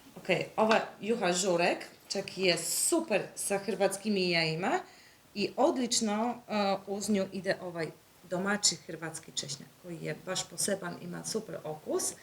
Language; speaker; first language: Bosnian; non-native, fluent; Polish